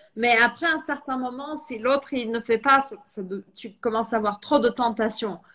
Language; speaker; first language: French; non-native, fluent; Portuguese